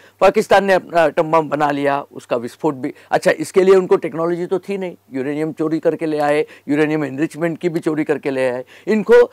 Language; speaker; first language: Hindi; native; Hindi